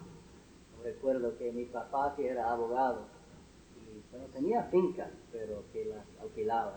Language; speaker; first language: Spanish; non-native, fluent; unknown